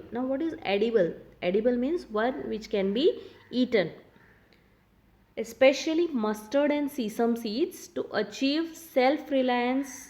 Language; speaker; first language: English; non-native, local second language; Hindi